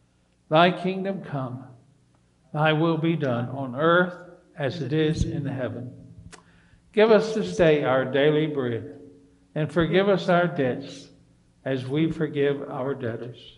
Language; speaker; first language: English; native; English